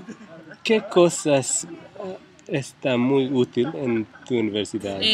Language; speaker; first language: Spanish; non-native, learner; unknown